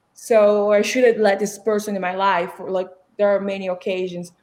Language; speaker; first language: English; non-native, fluent; Portuguese